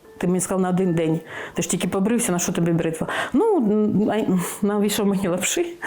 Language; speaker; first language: Ukrainian; non-native, local second language; Russian